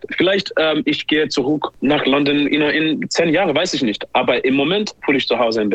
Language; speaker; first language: German; non-native, fluent; English